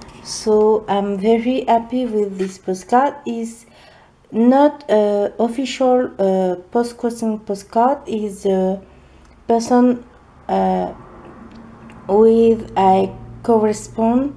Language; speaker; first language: English; non-native, learner; French